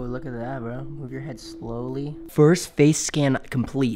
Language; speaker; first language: English; native; English